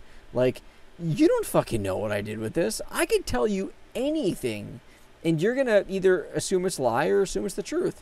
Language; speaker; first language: English; native; English